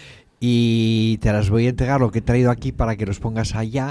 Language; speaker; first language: Spanish; native; Spanish